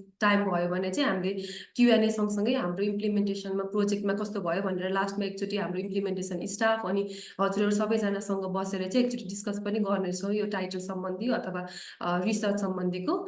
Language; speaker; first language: Nepali; native; Nepali